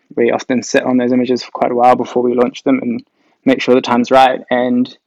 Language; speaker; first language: English; native; English